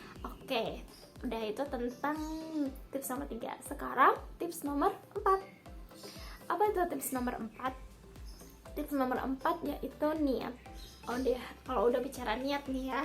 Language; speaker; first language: Indonesian; native; Indonesian